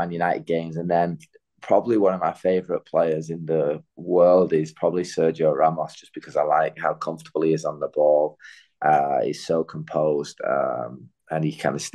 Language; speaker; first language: English; native; English